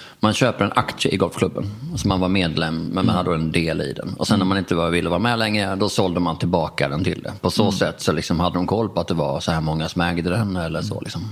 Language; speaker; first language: Swedish; native; Swedish